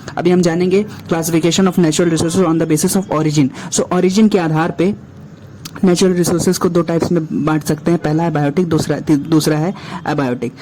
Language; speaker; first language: Hindi; native; Hindi